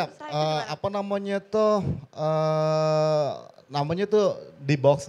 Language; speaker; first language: Indonesian; native; Indonesian